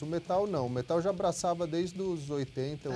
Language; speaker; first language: Portuguese; native; Portuguese